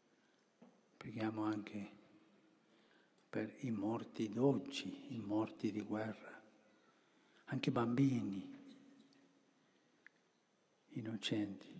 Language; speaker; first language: Italian; early bilingual, heritage; Spanish